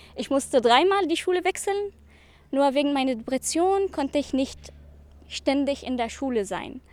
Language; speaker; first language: German; non-native, fluent; Arabic